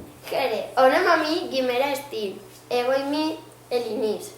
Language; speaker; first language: Greek; non-native, learner; Catalan